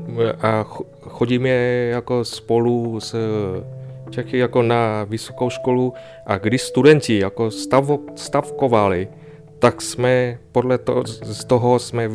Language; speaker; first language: Czech; non-native, fluent; Vietnamese